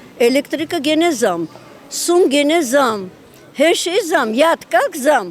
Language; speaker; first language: Turkish; non-native, learner; Armenian